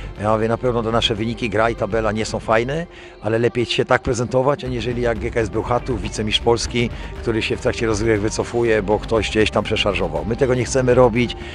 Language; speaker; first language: Polish; native; Polish